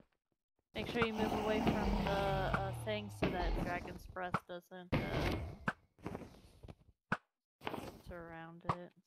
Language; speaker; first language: English; native; English